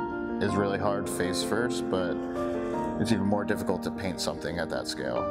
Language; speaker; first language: English; native; English